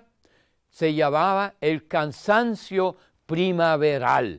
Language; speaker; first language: Spanish; non-native, fluent; German